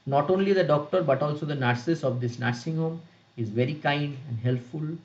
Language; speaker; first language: English; non-native, local second language; Bangla